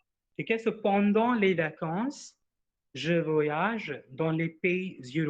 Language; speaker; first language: French; non-native, fluent; Hindi